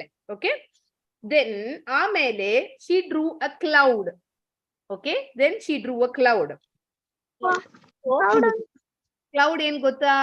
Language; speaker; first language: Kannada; non-native, learner; Tamil